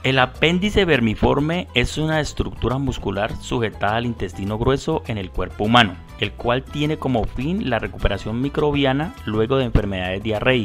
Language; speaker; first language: Spanish; native; Spanish